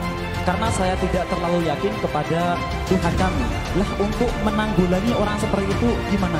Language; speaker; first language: Indonesian; non-native, local second language; Madurese